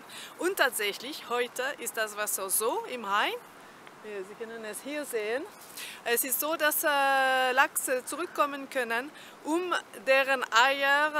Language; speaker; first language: German; non-native, fluent; French